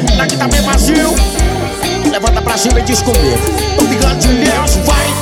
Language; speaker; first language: Portuguese; native; Portuguese